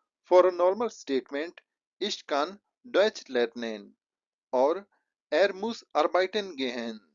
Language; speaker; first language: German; non-native, fluent; Hindi